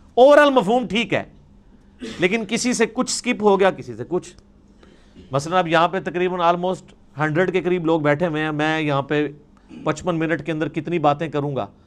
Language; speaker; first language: Urdu; non-native, local second language; Punjabi